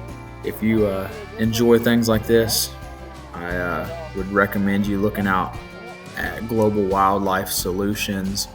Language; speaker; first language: English; native; English